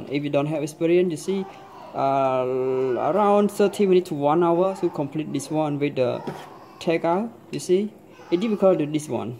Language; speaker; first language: English; non-native, learner; Khmer